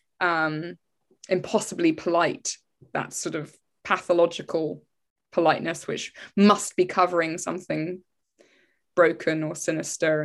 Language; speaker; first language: English; native; English